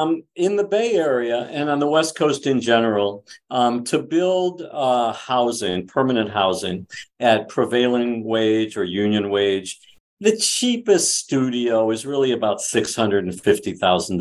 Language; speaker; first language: English; native; English